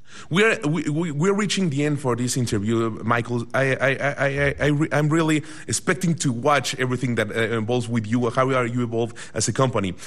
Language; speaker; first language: English; non-native, fluent; Spanish